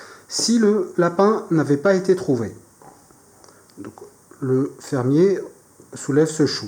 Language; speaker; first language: French; native; French